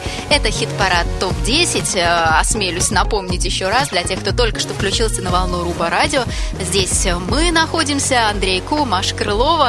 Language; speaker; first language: Russian; native; Russian